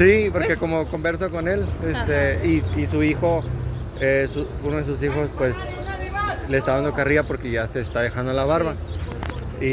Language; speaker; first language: Spanish; native; Spanish